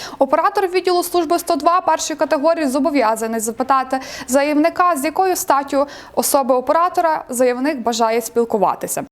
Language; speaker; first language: Ukrainian; native; Ukrainian